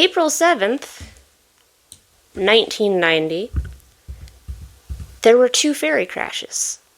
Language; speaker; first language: English; native; English